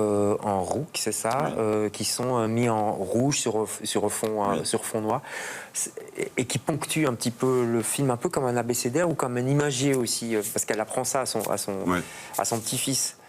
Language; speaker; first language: French; native; French